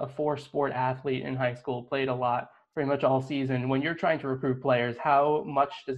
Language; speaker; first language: English; native; English